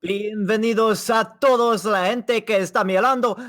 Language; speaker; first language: Spanish; non-native, learner; English